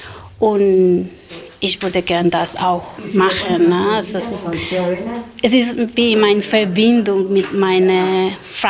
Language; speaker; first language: German; non-native, learner; Spanish